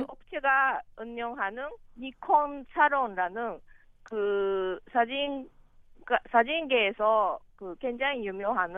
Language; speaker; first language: Korean; non-native, learner; Japanese